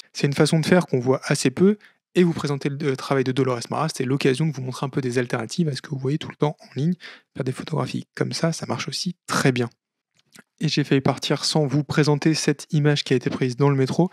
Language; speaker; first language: French; native; French